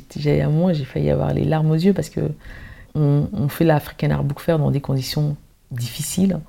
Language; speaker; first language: French; early bilingual, other home language; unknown